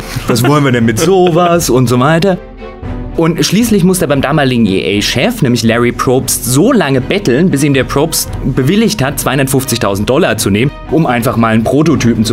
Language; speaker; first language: German; native; German